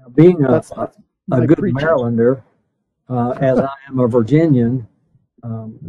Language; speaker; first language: English; native; English